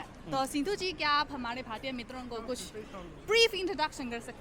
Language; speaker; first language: Hindi; non-native, fluent; Chinese